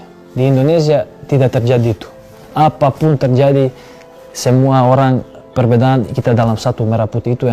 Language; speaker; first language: Indonesian; non-native, fluent; Serbian